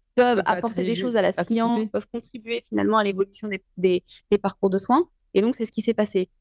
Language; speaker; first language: French; native; French